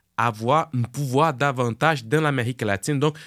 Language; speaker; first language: French; non-native, fluent; Portuguese